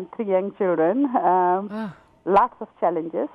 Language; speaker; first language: English; non-native, local second language; Hindi